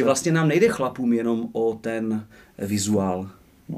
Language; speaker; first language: Czech; native; Czech